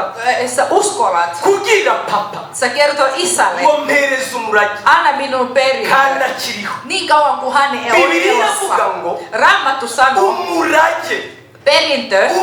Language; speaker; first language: Finnish; non-native, learner; Kinyarwanda